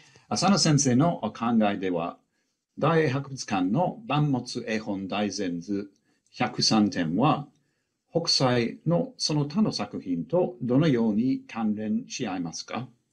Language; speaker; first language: Japanese; non-native, fluent; English